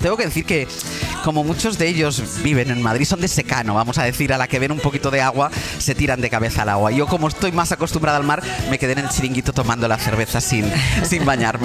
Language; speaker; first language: Spanish; native; Spanish